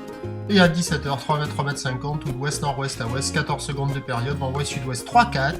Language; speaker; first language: French; native; French